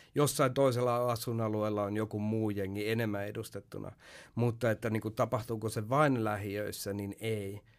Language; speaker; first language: Finnish; early bilingual, heritage; Finnish